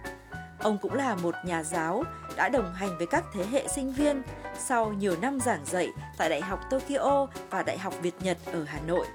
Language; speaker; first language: Vietnamese; native; Vietnamese